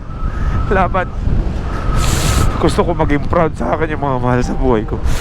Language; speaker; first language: Filipino; native; Filipino